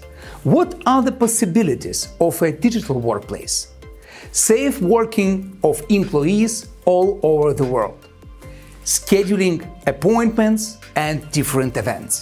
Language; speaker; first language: English; non-native, fluent; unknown